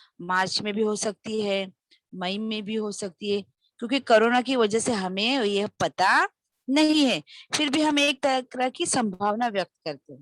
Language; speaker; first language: Hindi; non-native, local second language; Marathi